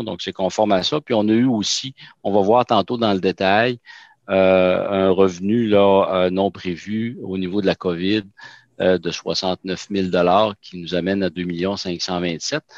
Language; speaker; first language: French; native; French